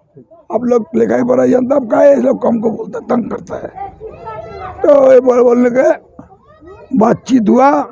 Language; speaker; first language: Hindi; non-native, local second language; Bangla